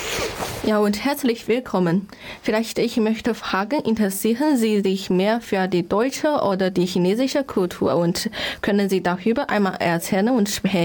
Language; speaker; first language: German; non-native, learner; Chinese